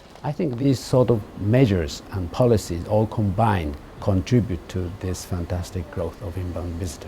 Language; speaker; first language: English; non-native, fluent; Japanese